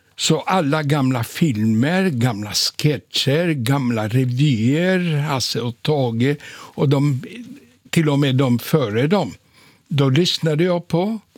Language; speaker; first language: Swedish; non-native, fluent; Polish